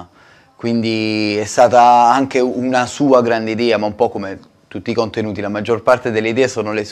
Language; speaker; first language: Italian; native; Italian